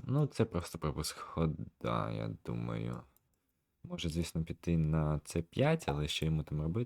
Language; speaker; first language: Ukrainian; native; Ukrainian